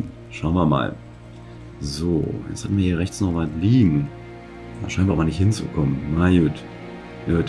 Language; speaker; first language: German; native; German